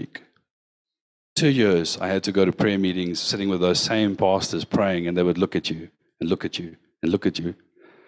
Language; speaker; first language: English; native; English